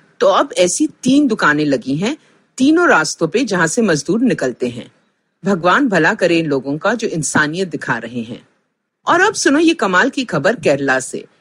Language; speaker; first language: Hindi; non-native, local second language; Punjabi